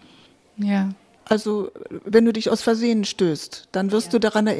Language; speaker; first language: German; native; German